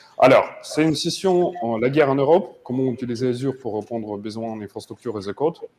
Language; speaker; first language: French; non-native, fluent; Russian